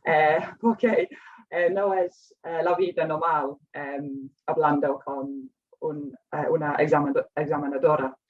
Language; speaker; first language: Spanish; non-native, fluent; English